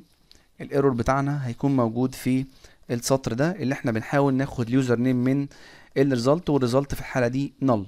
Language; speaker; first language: Arabic; native; Arabic